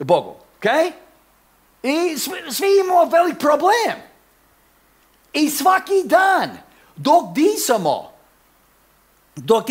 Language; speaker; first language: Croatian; non-native, fluent; English